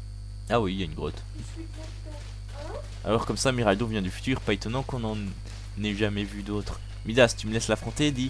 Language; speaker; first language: French; native; French